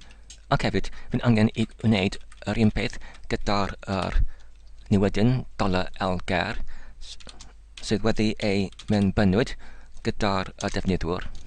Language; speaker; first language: Welsh; non-native, learner; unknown